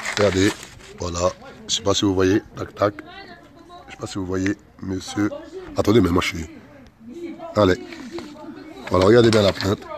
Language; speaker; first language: French; early bilingual, other home language; Soninke